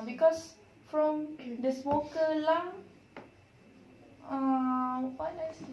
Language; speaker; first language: English; non-native, learner; Malay